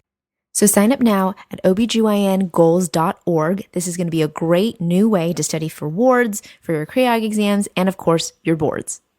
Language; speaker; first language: English; native; English